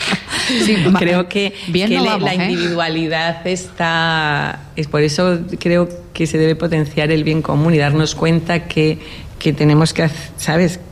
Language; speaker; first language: Spanish; native; Spanish